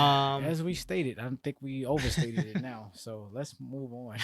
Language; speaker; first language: English; native; English